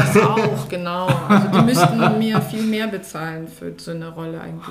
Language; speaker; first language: German; early bilingual, other home language; Russian